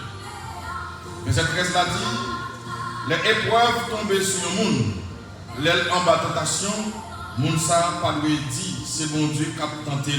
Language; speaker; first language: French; non-native, local second language; Haitian Creole